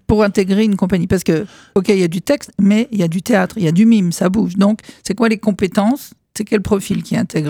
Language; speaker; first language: French; native; French